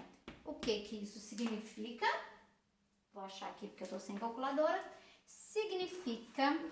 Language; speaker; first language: Portuguese; native; Portuguese